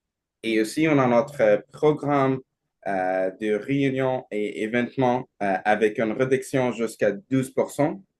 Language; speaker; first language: French; non-native, learner; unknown